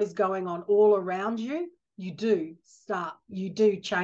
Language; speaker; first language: English; native; English